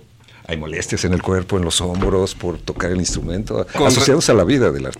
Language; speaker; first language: Spanish; native; Spanish